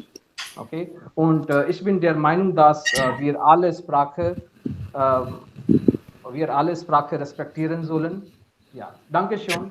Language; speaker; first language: German; non-native, fluent; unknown